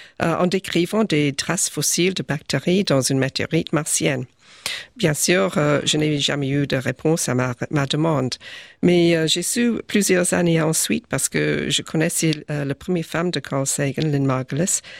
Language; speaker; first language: French; non-native, fluent; English